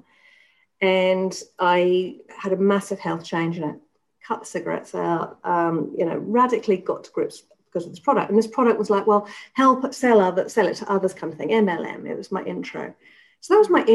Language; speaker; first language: English; native; English